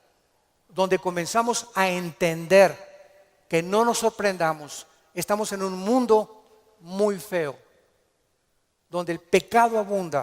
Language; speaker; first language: Spanish; native; Spanish